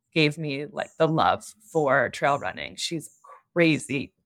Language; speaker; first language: English; native; English